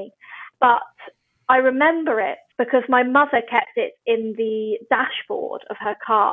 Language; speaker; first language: English; native; English